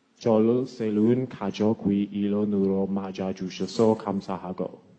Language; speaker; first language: Korean; non-native, learner; English